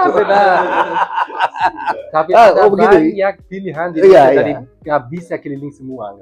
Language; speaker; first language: Indonesian; non-native, learner; German